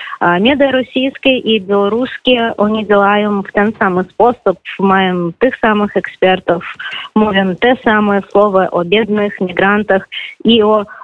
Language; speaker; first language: Polish; non-native, fluent; Belarusian